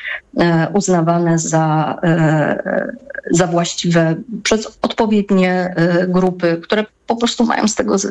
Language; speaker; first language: Polish; native; Polish